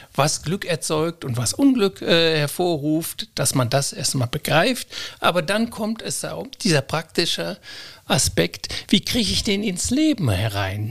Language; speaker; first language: German; native; German